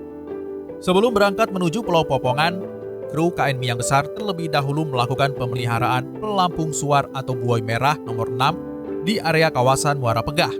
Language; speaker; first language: Indonesian; native; Indonesian